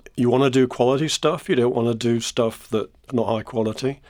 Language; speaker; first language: English; native; English